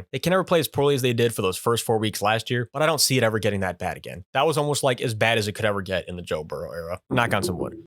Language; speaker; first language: English; native; English